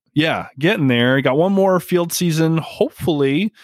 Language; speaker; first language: English; native; English